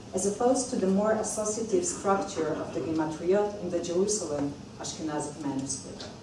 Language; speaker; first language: English; non-native, fluent; Hebrew